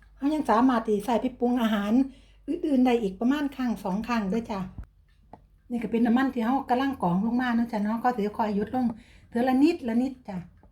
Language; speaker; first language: Thai; native; Thai